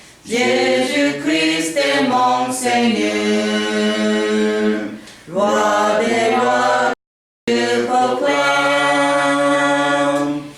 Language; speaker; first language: French; non-native, learner; Korean